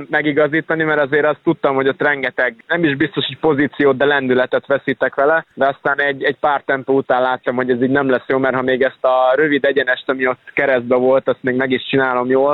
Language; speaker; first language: Hungarian; native; Hungarian